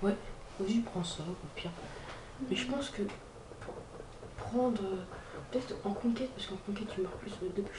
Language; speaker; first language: French; native; French